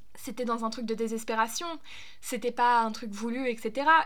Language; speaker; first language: French; non-native, fluent; German